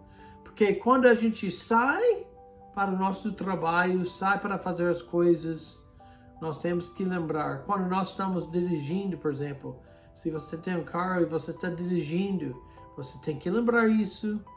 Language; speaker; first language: Portuguese; non-native, fluent; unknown